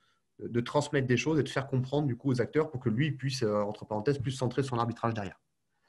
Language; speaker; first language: French; native; French